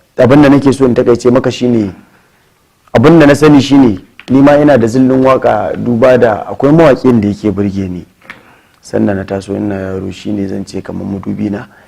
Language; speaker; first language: Hausa; native; Hausa